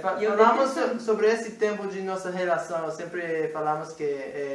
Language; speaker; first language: Portuguese; non-native, fluent; English